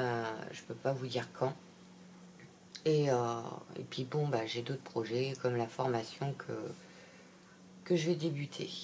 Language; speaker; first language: French; native; French